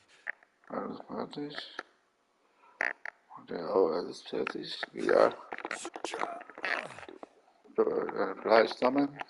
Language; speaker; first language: German; non-native, learner; Vietnamese